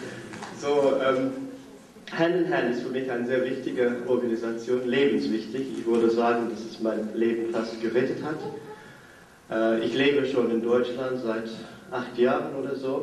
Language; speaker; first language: German; non-native, fluent; English